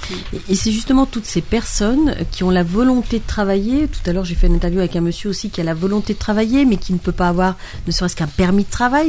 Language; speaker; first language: French; native; French